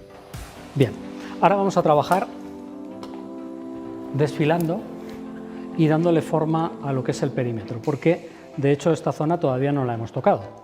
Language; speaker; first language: Spanish; native; Spanish